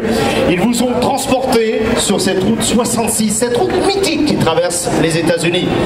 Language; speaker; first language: French; native; French